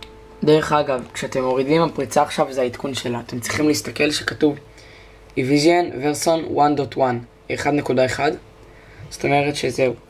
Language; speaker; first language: Hebrew; native; Hebrew